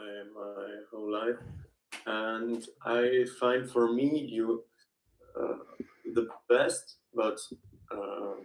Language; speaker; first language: English; non-native, learner; German